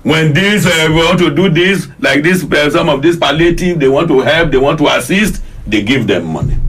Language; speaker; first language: English; non-native, local second language; Yoruba